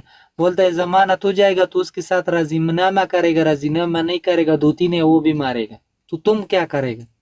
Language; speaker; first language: Hindi; non-native, local second language; Pashto